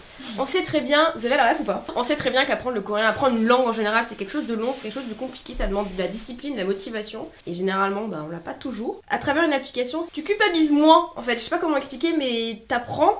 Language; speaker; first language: French; native; French